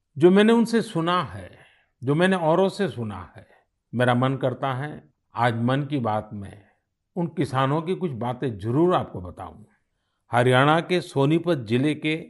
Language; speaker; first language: Hindi; non-native, local second language; Gujarati